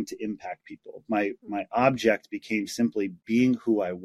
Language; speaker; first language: English; native; English